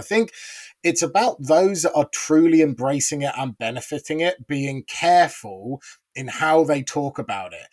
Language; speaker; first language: English; native; English